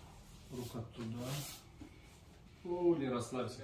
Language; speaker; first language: Russian; non-native, learner; Tajik